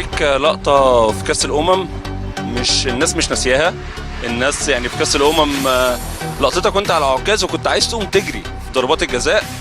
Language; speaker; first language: Arabic; native; Arabic